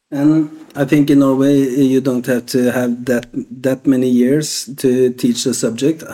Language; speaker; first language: English; non-native, fluent; Norwegian